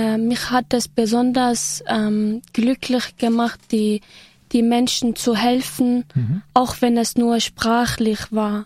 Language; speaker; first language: German; early bilingual, other home language; Arabic